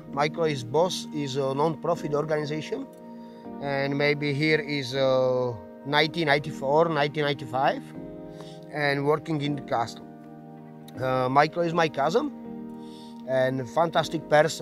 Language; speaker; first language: English; non-native, learner; Slovak